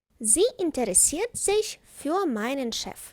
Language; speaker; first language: German; non-native, fluent; Ukrainian